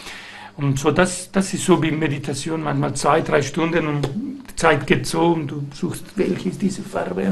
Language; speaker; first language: German; non-native, fluent; Spanish